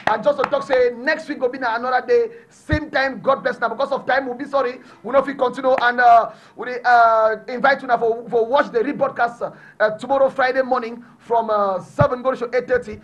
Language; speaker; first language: English; native; English